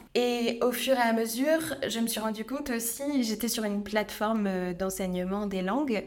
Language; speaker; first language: French; native; French